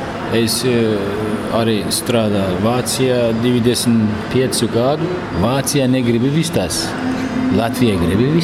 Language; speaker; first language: Latvian; non-native, learner; Turkish